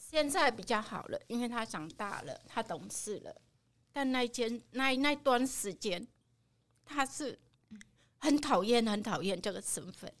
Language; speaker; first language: Chinese; non-native, fluent; Khmer